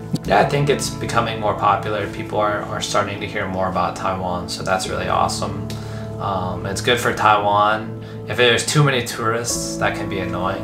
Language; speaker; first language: English; native; English